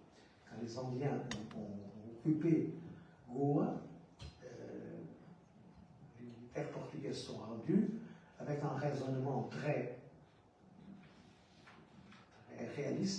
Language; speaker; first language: French; non-native, fluent; Portuguese